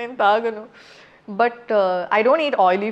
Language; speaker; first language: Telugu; non-native, fluent; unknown